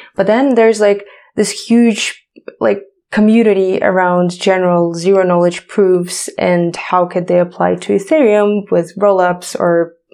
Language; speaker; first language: English; non-native, fluent; Ukrainian